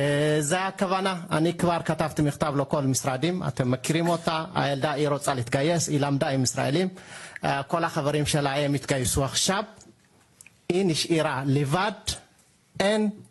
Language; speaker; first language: Hebrew; non-native, learner; Tigrinya